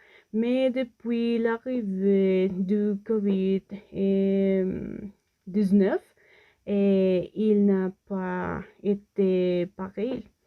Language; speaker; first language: French; non-native, learner; Spanish